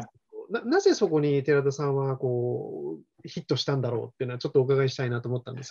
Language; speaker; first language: Japanese; native; Japanese